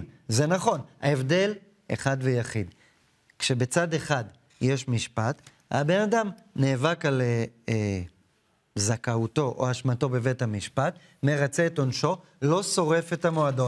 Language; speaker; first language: Hebrew; native; Hebrew